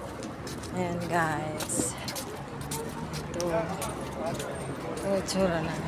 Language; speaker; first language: Filipino; native; Filipino